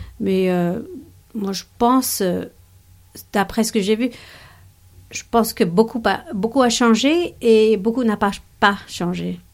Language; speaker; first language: French; non-native, fluent; English